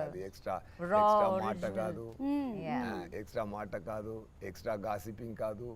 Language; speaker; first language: Telugu; non-native, fluent; Tamil